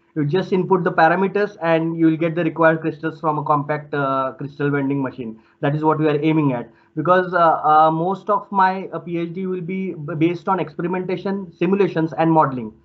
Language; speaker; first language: English; non-native, local second language; Marathi